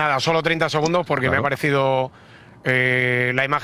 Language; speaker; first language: Spanish; native; Spanish